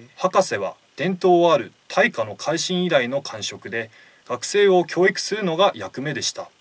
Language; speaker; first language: Japanese; native; Japanese